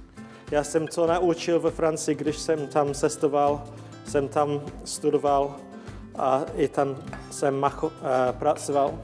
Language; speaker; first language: Czech; non-native, learner; English